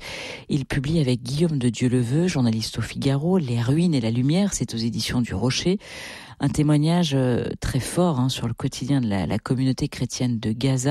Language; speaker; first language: French; native; French